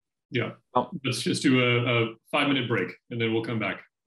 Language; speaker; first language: English; native; English